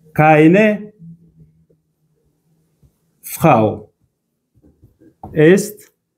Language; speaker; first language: German; non-native, fluent; Persian